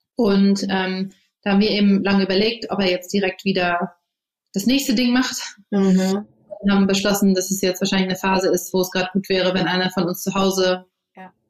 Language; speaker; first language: German; early bilingual, other home language; English